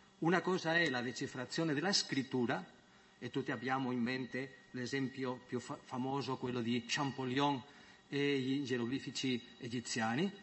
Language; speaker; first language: Italian; non-native, fluent; Spanish